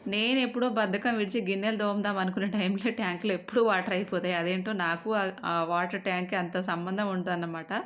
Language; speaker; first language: Telugu; native; Telugu